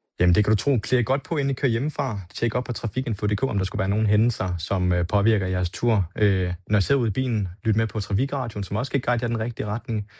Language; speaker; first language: Danish; native; Danish